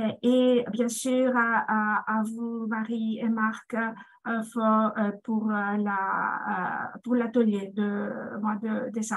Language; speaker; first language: French; non-native, fluent; Greek